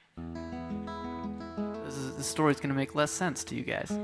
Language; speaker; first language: English; native; English